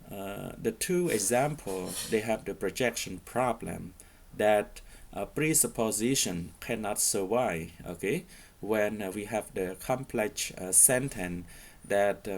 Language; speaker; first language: English; non-native, fluent; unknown